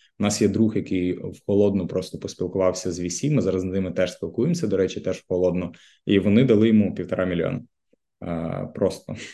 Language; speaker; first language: Ukrainian; native; Ukrainian